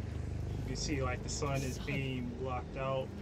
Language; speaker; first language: English; native; English